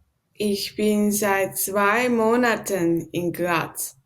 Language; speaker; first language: German; non-native, learner; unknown